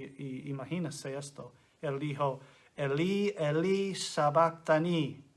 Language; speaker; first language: Spanish; non-native, fluent; English